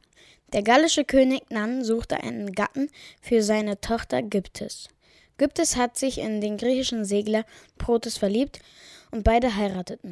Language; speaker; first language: German; native; German